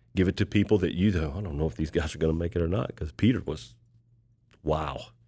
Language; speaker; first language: English; native; English